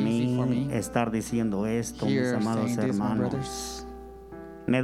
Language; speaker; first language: Spanish; native; Spanish